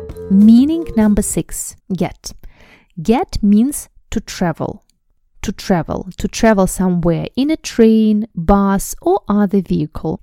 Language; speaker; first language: English; non-native, fluent; Russian